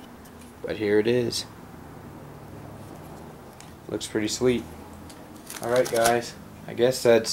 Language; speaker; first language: English; native; English